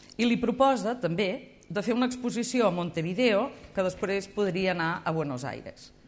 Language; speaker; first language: Catalan; native; Catalan